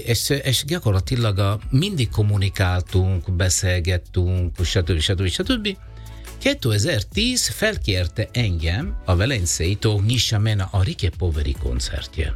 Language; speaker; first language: Hungarian; non-native, learner; Italian